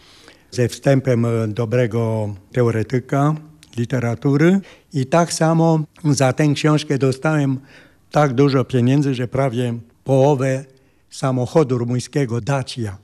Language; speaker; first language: Polish; non-native, fluent; Romanian